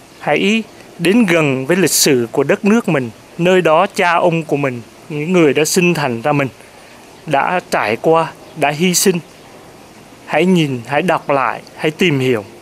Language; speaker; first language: Vietnamese; native; Vietnamese